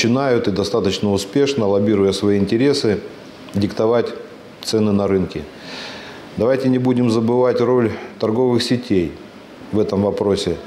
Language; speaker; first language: Russian; native; Russian